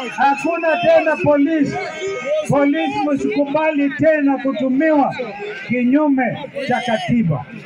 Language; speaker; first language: Swahili; non-native, local second language; Kamba